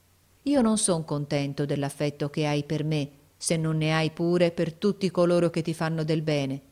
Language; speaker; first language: Italian; native; Italian